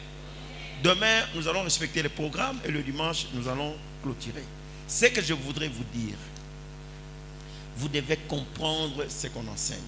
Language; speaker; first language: French; non-native, local second language; Lingala